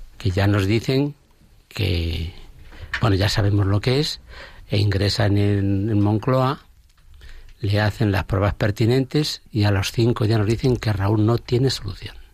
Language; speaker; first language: Spanish; native; Spanish